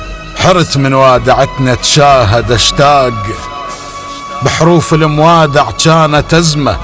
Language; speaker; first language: Arabic; native; Arabic